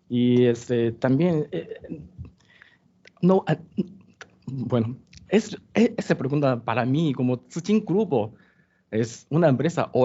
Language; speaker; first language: Spanish; non-native, learner; Chinese